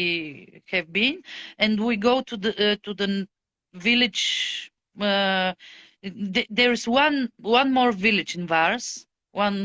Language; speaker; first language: English; non-native, fluent; Bulgarian